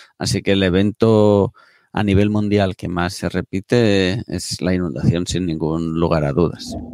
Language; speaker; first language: Spanish; native; Spanish